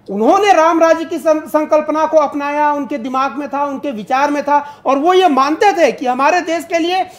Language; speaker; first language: Hindi; native; Hindi